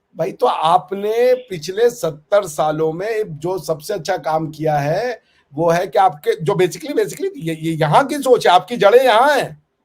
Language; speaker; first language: Hindi; native; Hindi